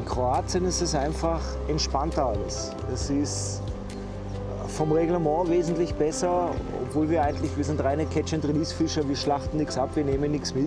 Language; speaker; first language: German; native; German